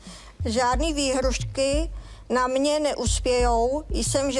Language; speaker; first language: Czech; native; Czech